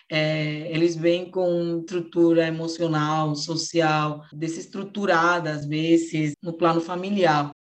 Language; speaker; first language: Portuguese; non-native, fluent; Spanish